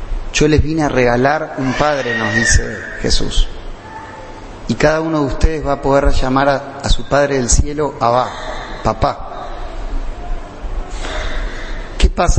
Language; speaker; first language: Spanish; native; Spanish